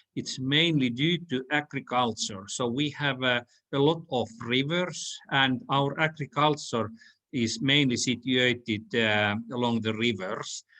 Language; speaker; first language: English; non-native, fluent; Finnish